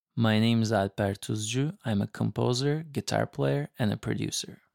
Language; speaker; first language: English; non-native, fluent; Turkish